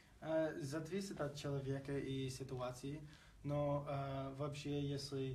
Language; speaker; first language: Russian; non-native, learner; English